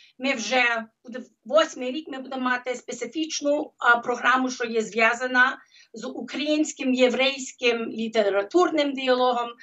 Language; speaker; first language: Ukrainian; early bilingual, heritage; Ukrainian